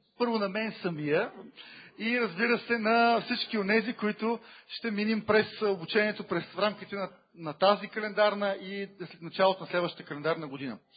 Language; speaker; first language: Bulgarian; native; Bulgarian